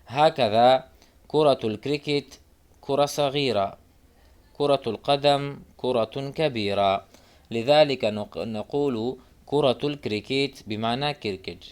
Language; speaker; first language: Arabic; non-native, fluent; Urdu